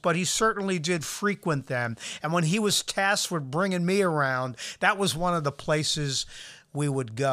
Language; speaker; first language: English; native; English